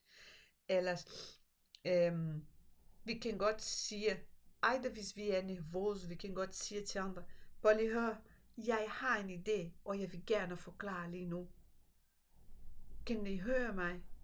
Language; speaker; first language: Danish; non-native, fluent; Portuguese